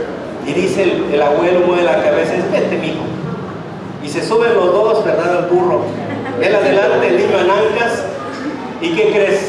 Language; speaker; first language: Spanish; native; Spanish